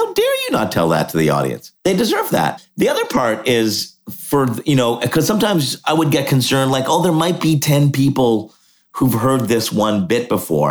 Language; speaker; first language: English; native; English